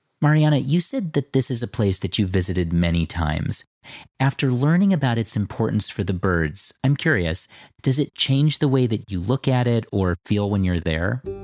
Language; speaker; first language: English; native; English